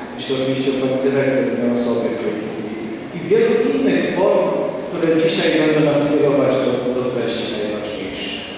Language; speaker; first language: Polish; native; Polish